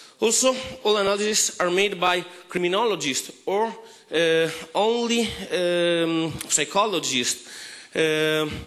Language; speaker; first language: English; non-native, fluent; Italian